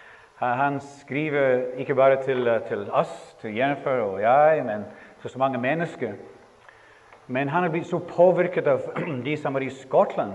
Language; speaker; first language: Norwegian; non-native, fluent; English